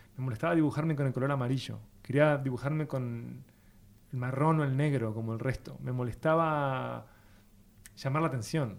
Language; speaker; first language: Spanish; native; Spanish